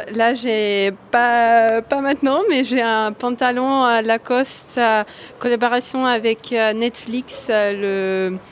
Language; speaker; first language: French; non-native, fluent; Russian